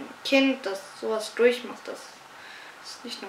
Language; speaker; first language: German; early bilingual, other home language; Arabic